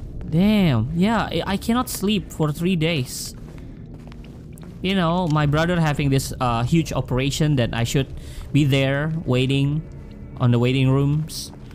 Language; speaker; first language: English; non-native, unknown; Indonesian